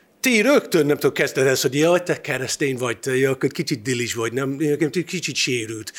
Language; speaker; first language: Hungarian; non-native, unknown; English